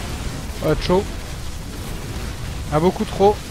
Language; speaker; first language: French; native; French